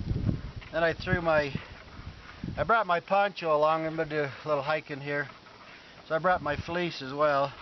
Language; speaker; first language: English; native; English